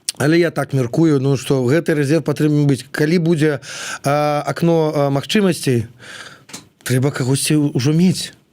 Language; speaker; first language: Belarusian; non-native, local second language; Russian